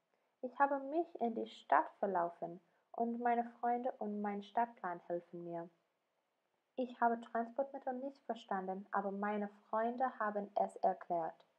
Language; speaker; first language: German; non-native, learner; English